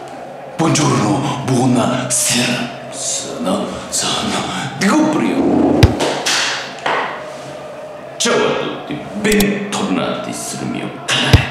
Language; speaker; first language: Italian; non-native, fluent; Japanese